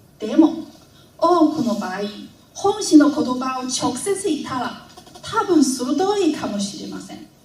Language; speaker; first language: Japanese; non-native, fluent; Vietnamese